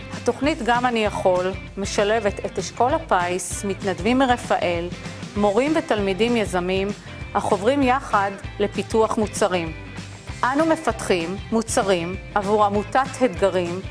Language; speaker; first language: Hebrew; native; Hebrew